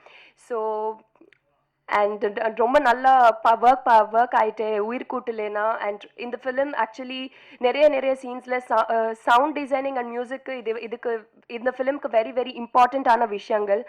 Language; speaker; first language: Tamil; non-native, fluent; Telugu